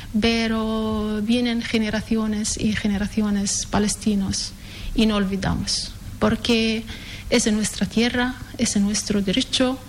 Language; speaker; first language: Spanish; non-native, learner; Arabic